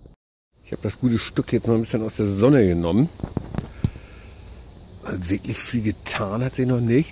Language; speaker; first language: German; native; German